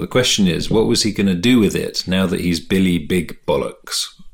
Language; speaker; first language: English; native; English